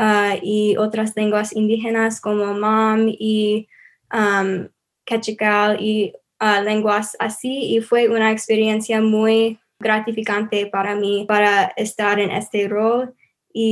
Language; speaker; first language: Spanish; non-native, learner; English